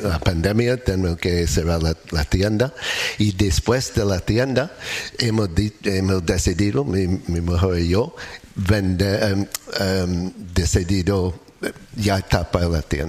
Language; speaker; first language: Spanish; non-native, learner; English